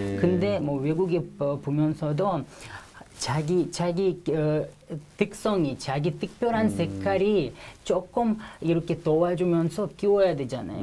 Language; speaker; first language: Korean; non-native, learner; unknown